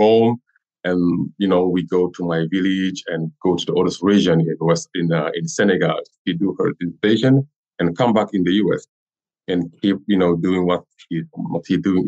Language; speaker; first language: English; non-native, learner; French